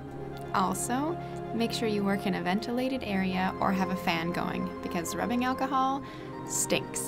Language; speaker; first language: English; native; English